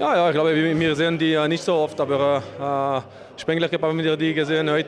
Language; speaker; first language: German; non-native, learner; French